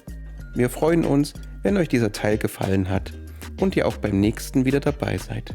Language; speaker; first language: German; native; German